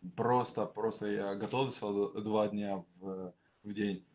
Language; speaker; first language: Russian; non-native, local second language; Romanian